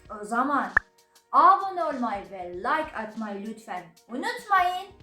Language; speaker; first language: Turkish; non-native, learner; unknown